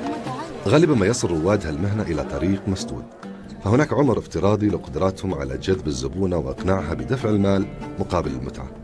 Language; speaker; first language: Arabic; native; Arabic